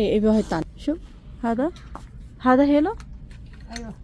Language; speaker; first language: Arabic; non-native, learner; Bangla